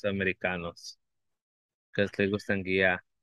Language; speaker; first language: Spanish; early bilingual, heritage; Spanish